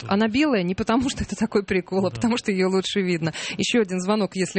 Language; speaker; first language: Russian; native; Russian